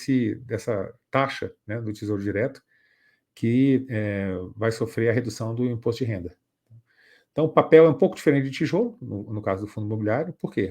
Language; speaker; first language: Portuguese; native; Portuguese